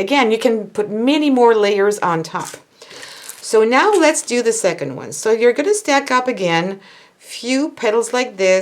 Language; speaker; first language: English; non-native, fluent; French